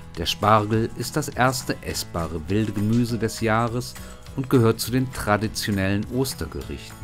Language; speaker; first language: German; native; German